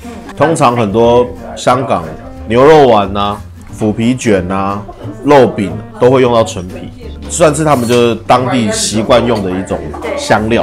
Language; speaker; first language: Chinese; native; Chinese